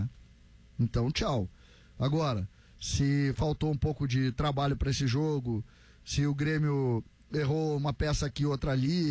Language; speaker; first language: Portuguese; native; Portuguese